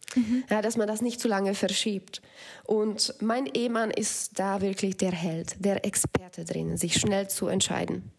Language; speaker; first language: German; non-native, fluent; Slovak